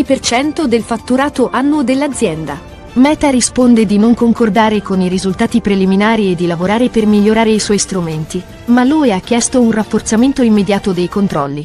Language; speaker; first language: Italian; native; Italian